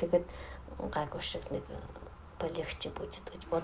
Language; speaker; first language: Mongolian; non-native, fluent; Russian